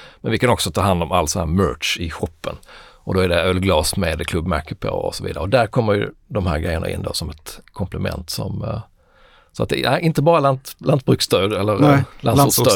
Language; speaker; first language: Swedish; native; Swedish